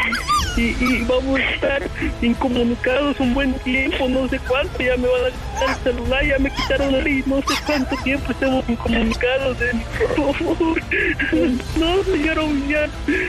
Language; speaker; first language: Spanish; native; Spanish